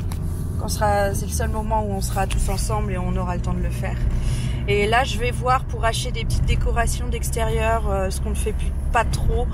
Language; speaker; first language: French; native; French